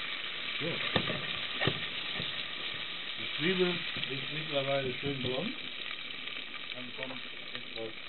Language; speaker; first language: German; non-native, fluent; Italian